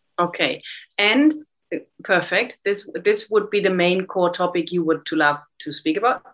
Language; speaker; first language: English; non-native, fluent; German